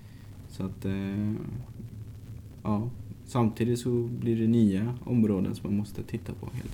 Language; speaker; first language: Swedish; native; Swedish